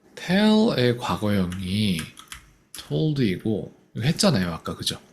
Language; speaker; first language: Korean; native; Korean